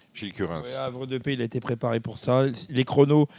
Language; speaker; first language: French; native; French